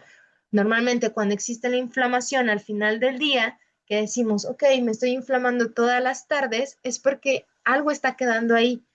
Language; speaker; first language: Spanish; native; Spanish